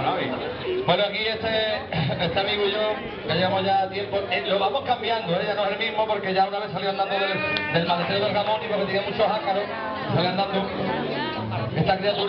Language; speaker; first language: Spanish; native; Spanish